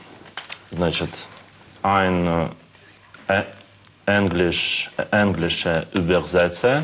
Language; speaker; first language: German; non-native, learner; Russian